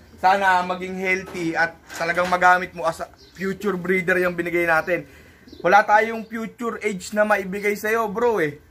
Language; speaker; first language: Filipino; native; Filipino